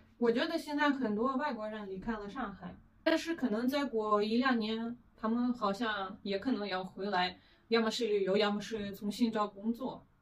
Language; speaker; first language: Chinese; non-native, fluent; Russian